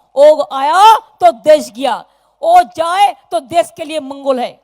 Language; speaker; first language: Hindi; non-native, local second language; Bangla